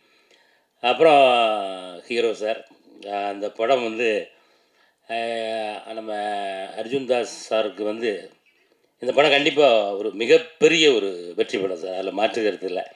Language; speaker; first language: Tamil; native; Tamil